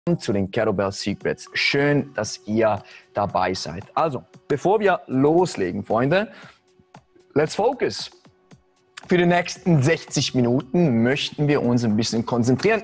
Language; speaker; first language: German; native; German